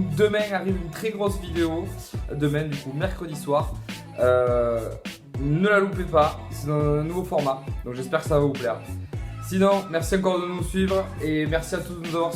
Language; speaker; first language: French; native; French